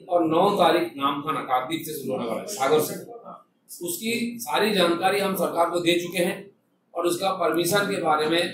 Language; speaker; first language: Hindi; non-native, local second language; Bangla